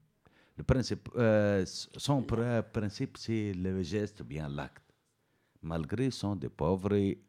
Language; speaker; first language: French; non-native, learner; Berber languages